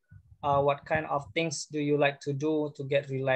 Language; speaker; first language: English; non-native, fluent; Indonesian